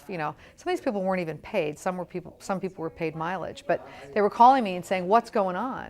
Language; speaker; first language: English; native; English